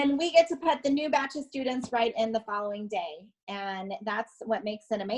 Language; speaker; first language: English; native; English